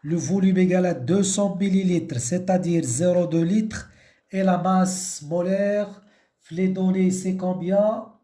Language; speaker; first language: French; non-native, local second language; Arabic